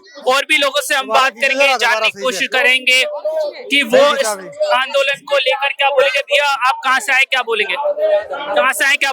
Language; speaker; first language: Hindi; native; Hindi